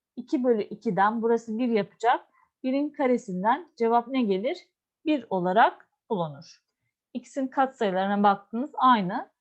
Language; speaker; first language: Turkish; native; Turkish